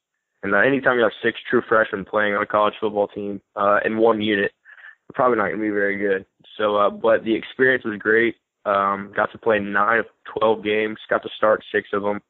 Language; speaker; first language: English; native; English